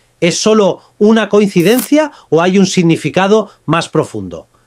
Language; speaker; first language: Spanish; native; Spanish